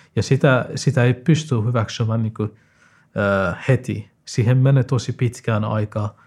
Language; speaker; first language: Finnish; non-native, fluent; Persian